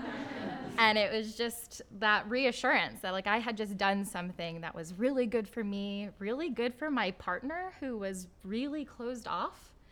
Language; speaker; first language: English; native; English